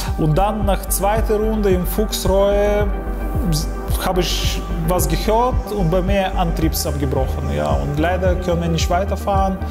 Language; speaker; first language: German; non-native, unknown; Ukrainian